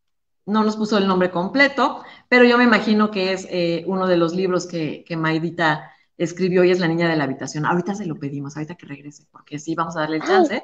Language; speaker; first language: Spanish; native; Spanish